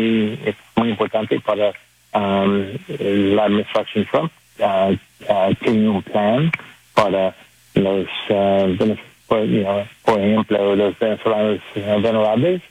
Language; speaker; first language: Spanish; non-native, learner; English